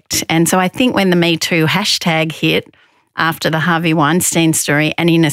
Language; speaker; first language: English; native; English